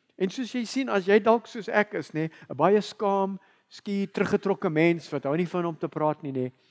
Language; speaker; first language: Afrikaans; early bilingual, heritage; Afrikaans